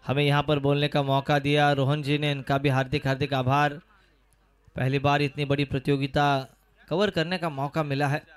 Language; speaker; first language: Hindi; non-native, local second language; Marathi